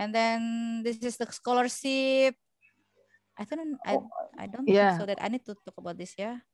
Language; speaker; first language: English; non-native, learner; Indonesian